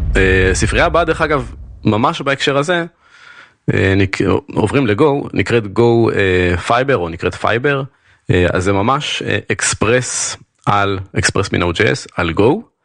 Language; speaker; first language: Hebrew; native; Hebrew